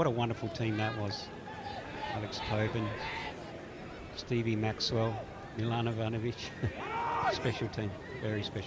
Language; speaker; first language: English; native; English